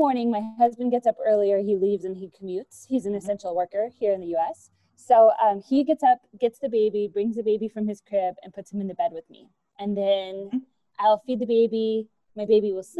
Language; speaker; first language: English; native; English